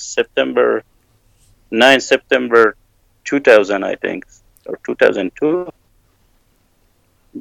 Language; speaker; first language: English; non-native, learner; Persian